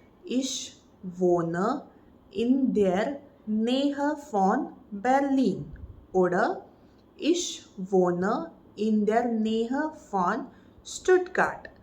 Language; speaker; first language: German; non-native, fluent; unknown